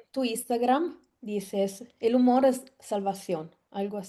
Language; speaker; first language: Spanish; non-native, fluent; Italian